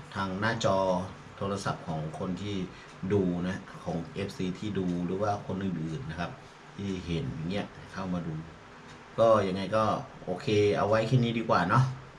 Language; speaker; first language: Thai; native; Thai